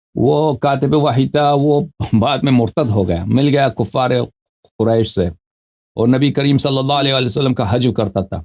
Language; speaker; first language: Urdu; non-native, fluent; Persian